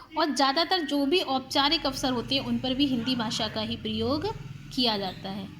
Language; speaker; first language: Hindi; native; Hindi